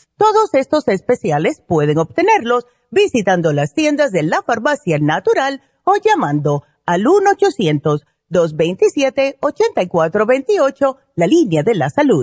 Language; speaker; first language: Spanish; native; Spanish